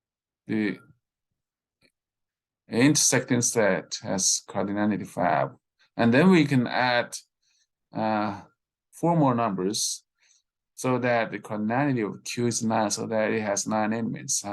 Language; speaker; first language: English; non-native, fluent; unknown